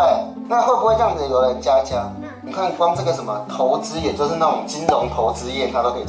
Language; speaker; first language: Chinese; native; Chinese